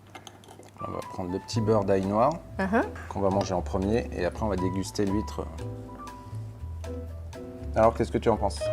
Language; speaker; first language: French; native; French